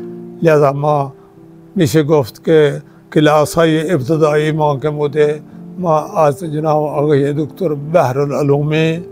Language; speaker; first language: Persian; non-native, fluent; Punjabi